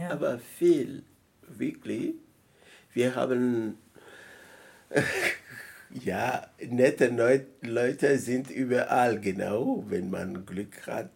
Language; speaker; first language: German; non-native, learner; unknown